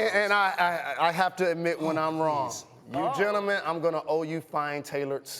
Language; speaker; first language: English; native; English